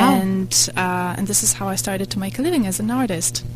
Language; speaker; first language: English; non-native, fluent; Polish